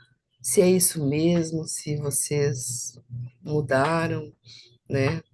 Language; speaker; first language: Portuguese; native; Portuguese